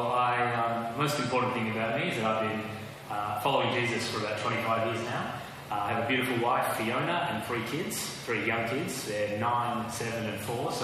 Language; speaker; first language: English; native; English